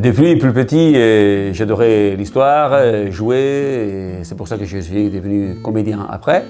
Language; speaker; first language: French; non-native, learner; Italian